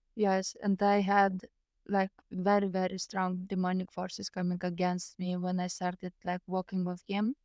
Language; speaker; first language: English; non-native, fluent; Lithuanian